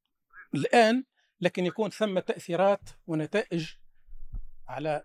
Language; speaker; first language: Arabic; native; Arabic